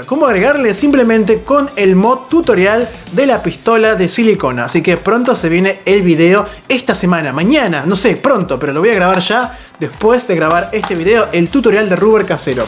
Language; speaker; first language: Spanish; native; Spanish